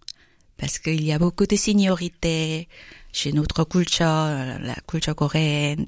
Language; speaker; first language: French; non-native, learner; Korean